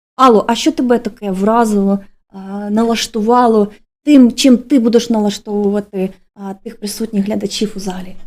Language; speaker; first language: Ukrainian; native; Ukrainian